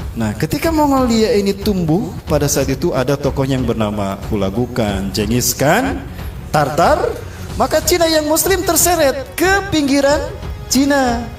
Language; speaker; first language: Indonesian; native; Indonesian